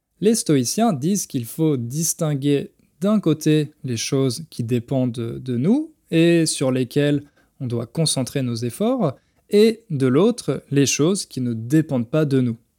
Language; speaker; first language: French; native; French